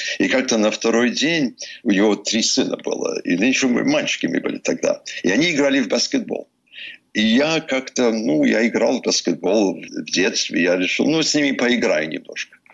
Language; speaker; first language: Russian; early bilingual, heritage; Russian